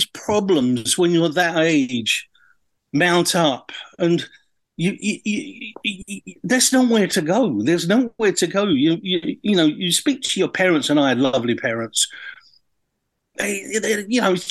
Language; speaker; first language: English; native; English